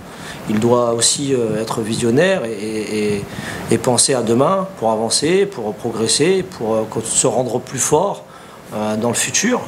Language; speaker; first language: French; native; French